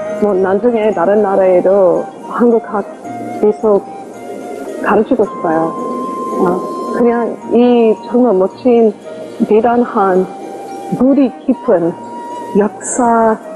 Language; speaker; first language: Korean; non-native, learner; English